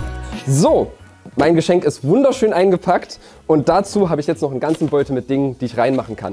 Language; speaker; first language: German; native; German